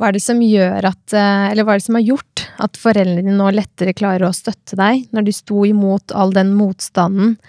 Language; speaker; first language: Norwegian; native; Norwegian